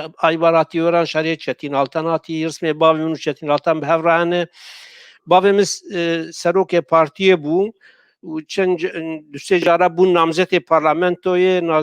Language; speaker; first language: Kurdish; native; Kurdish